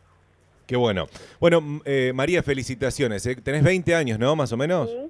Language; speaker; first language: Spanish; native; Spanish